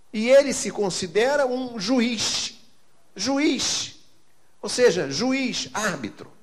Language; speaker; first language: Portuguese; native; Portuguese